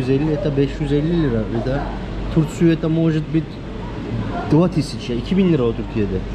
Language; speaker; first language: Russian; non-native, learner; Turkish